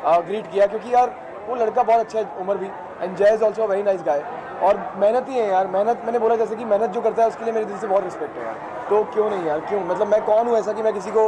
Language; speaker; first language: Hindi; native; Hindi